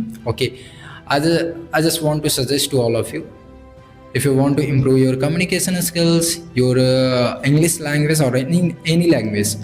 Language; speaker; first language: English; non-native, learner; Bhojpuri